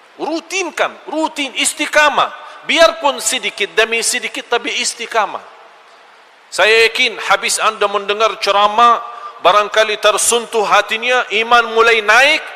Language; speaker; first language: Malay; non-native, fluent; Arabic